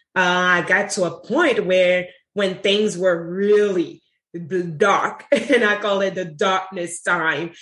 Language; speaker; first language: English; non-native, fluent; Haitian Creole